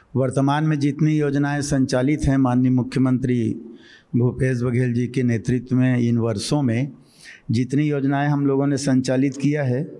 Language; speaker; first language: Hindi; native; Hindi